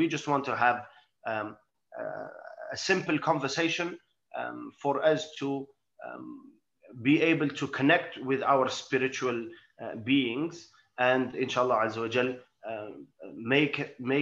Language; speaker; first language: English; non-native, fluent; Arabic